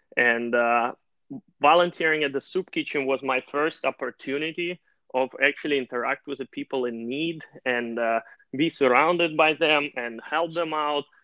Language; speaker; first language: English; non-native, fluent; Russian